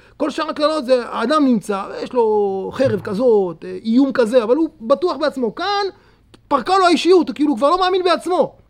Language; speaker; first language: Hebrew; native; Hebrew